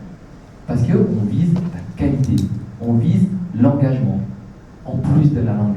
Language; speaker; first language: French; native; French